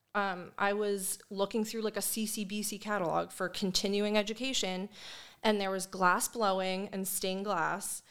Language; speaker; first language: English; native; English